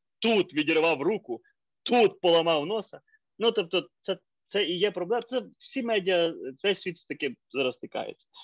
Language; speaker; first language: Ukrainian; native; Ukrainian